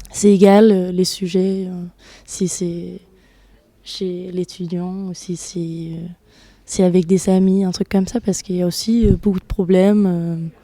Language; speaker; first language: French; non-native, fluent; Danish